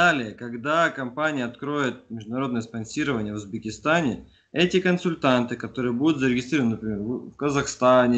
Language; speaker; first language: Russian; native; Russian